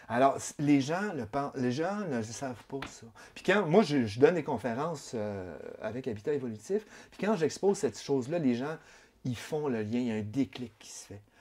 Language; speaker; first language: French; native; French